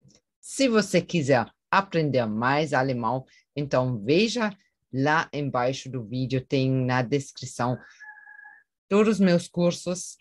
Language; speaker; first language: Portuguese; non-native, fluent; German